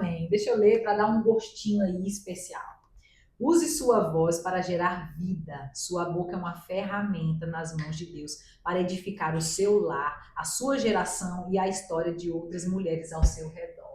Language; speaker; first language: Portuguese; native; Portuguese